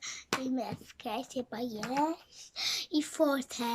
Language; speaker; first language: Polish; early bilingual, heritage; Polish